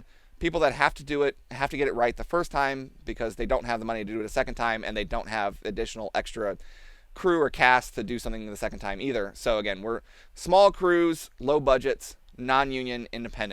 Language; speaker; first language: English; native; English